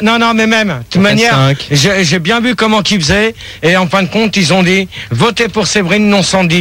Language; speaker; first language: French; native; French